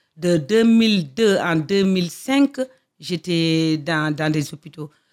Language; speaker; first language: French; non-native, local second language; Fula